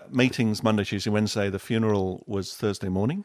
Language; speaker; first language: English; native; English